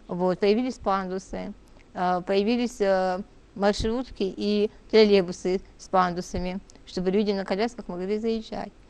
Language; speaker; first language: Russian; native; Russian